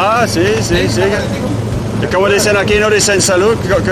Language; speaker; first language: Spanish; non-native, learner; English